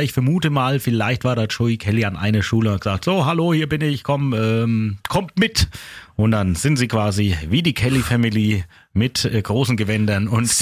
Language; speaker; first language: German; native; German